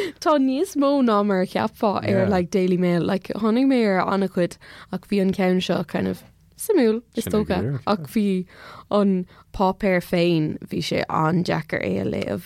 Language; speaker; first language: Irish; non-native, local second language; English